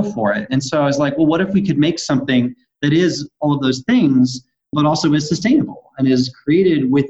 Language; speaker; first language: English; native; English